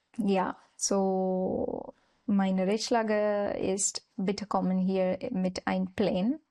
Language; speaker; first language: German; non-native, learner; Marathi